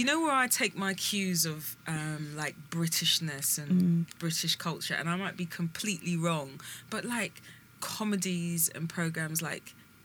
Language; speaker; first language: English; native; English